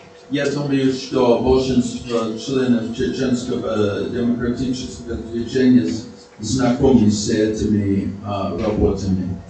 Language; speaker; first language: Russian; non-native, fluent; English